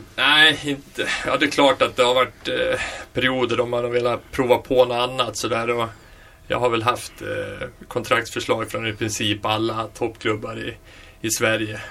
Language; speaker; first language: Swedish; native; Swedish